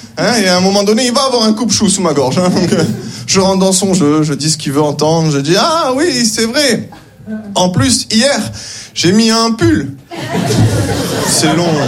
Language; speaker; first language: French; native; French